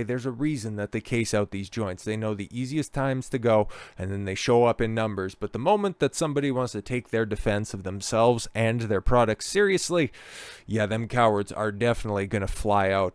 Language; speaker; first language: English; native; English